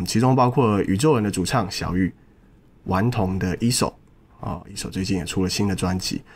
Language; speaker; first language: Chinese; native; Chinese